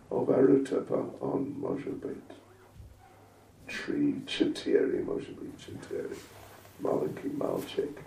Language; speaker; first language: Russian; non-native, learner; English